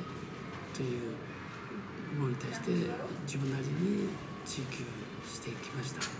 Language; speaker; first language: Japanese; early bilingual, other home language; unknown